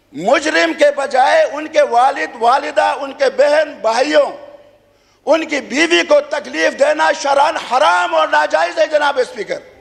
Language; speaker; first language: Urdu; non-native, local second language; Khowar